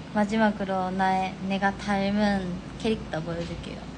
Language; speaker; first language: Korean; non-native, fluent; Japanese